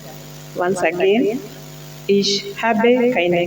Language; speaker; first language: German; non-native, learner; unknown